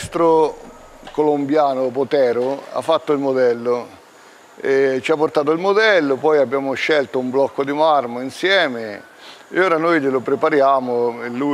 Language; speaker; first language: Italian; native; Italian